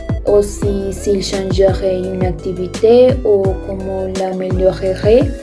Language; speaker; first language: French; non-native, fluent; Spanish